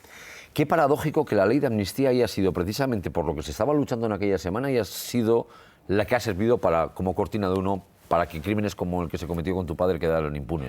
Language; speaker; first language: Spanish; native; Spanish